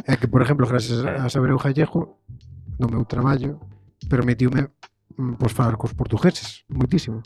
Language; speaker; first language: Galician; non-native, local second language; Spanish